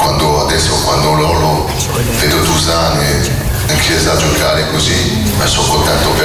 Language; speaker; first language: Italian; non-native, learner; French